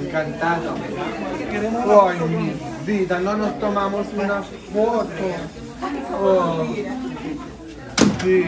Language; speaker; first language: Spanish; non-native, fluent; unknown